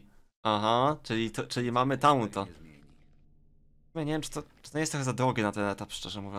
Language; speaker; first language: Polish; native; Polish